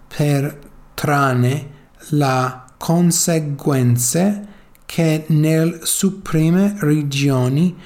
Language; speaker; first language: Italian; non-native, learner; English